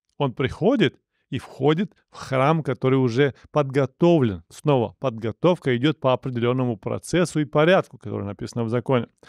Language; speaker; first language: Russian; non-native, local second language; Romanian